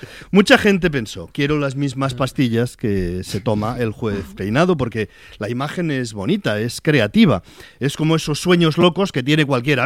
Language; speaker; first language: Spanish; native; Spanish